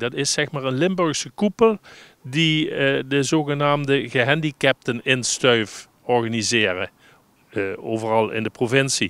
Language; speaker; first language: Dutch; native; Dutch